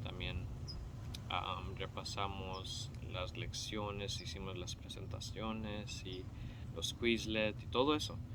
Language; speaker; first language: Spanish; early bilingual, heritage; Spanish